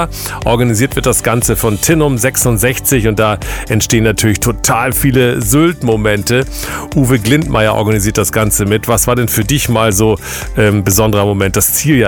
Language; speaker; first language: German; native; German